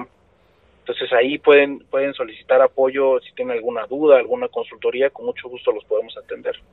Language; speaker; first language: Spanish; native; Spanish